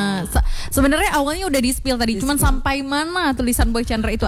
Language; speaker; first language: Indonesian; native; Indonesian